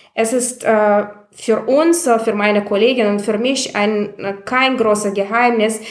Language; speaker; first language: German; non-native, fluent; Russian